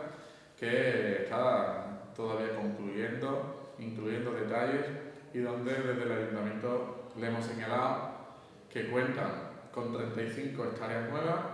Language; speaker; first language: Spanish; native; Spanish